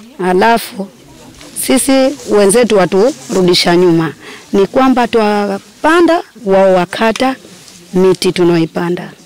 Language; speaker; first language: Swahili; native; Swahili